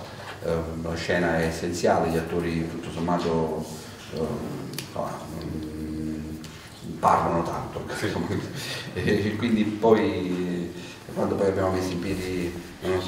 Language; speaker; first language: Italian; native; Italian